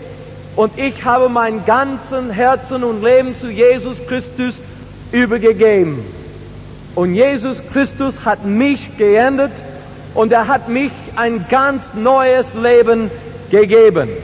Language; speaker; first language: German; non-native, learner; English